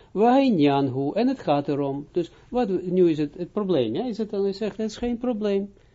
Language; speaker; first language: Dutch; non-native, fluent; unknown